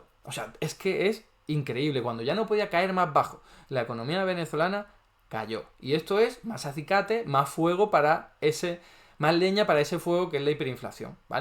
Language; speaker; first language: Spanish; native; Spanish